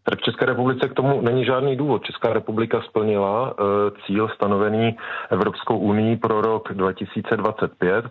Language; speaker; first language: Czech; native; Czech